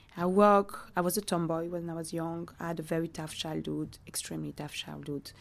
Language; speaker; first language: English; non-native, fluent; French